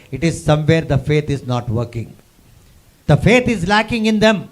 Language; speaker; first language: English; non-native, local second language; Telugu